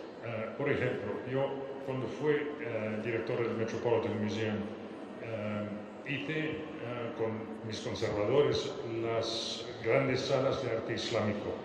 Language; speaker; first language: Spanish; non-native, fluent; French